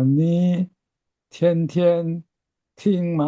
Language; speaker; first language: Chinese; non-native, learner; Indonesian